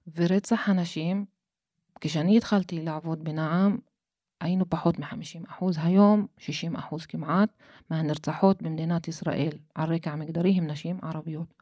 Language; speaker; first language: Hebrew; non-native, local second language; Arabic